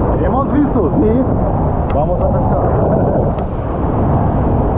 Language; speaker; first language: Spanish; non-native, learner; German